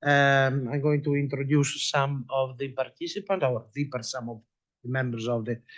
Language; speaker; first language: English; non-native, fluent; Italian